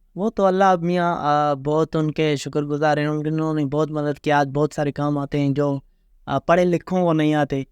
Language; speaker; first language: Urdu; non-native, local second language; Sindhi